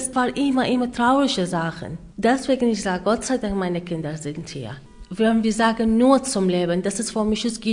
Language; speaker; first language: German; non-native, learner; Arabic